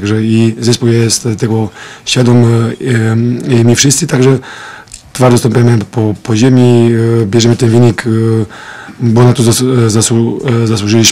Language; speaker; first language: Polish; non-native, fluent; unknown